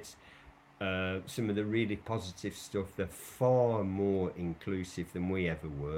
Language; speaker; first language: English; native; English